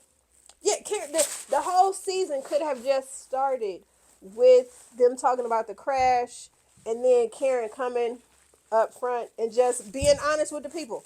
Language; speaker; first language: English; native; English